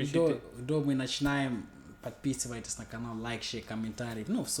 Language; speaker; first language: Russian; non-native, learner; English